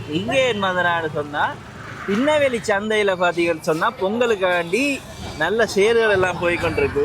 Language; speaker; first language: Tamil; native; Tamil